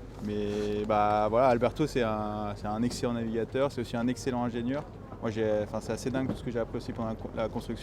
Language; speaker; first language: French; native; French